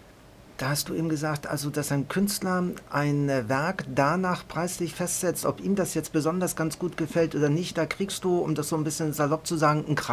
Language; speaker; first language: German; native; German